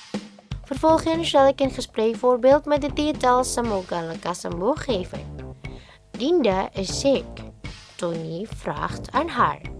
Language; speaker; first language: Dutch; non-native, learner; Indonesian